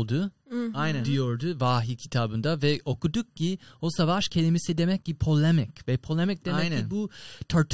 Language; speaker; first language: Turkish; non-native, fluent; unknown